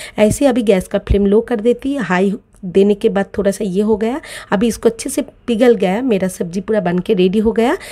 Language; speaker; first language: Hindi; non-native, local second language; Bangla